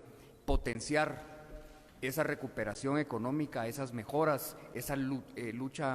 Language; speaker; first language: Spanish; native; Spanish